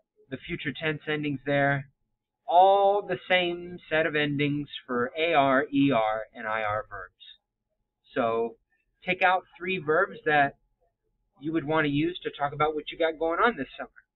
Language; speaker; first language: English; native; English